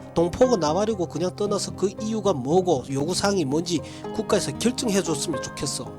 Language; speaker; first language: Korean; early bilingual, heritage; Korean